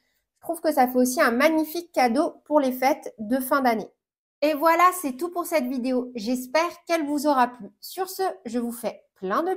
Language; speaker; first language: French; native; French